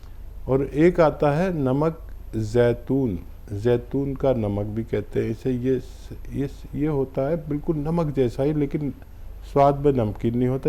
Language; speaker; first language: Hindi; native; Hindi